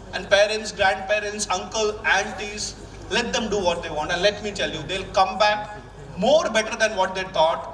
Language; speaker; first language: English; non-native, local second language; Malayalam